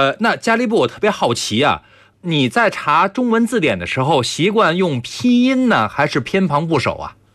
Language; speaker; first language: Chinese; native; Chinese